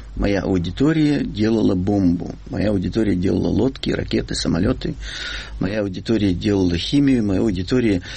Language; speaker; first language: Russian; native; Russian